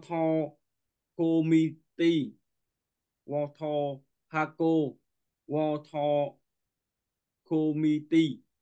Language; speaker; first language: Korean; non-native, learner; Vietnamese